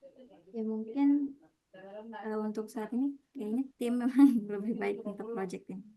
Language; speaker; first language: Indonesian; native; Indonesian